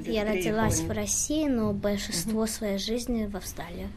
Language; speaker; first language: Russian; early bilingual, other home language; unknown